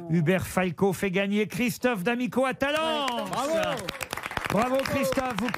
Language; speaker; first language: French; native; French